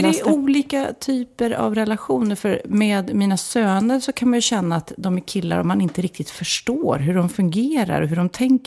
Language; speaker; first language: Swedish; native; Swedish